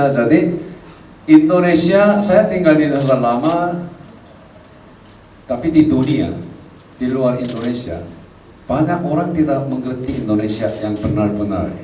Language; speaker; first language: Indonesian; non-native, fluent; Korean